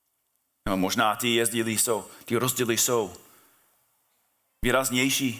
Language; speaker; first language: Czech; non-native, fluent; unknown